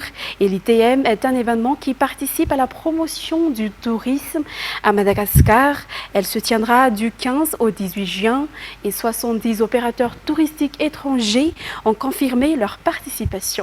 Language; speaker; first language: French; non-native, local second language; Malagasy